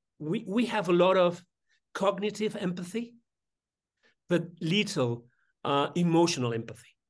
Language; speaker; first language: English; non-native, fluent; Spanish